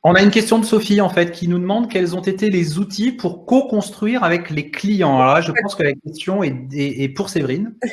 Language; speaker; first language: French; native; French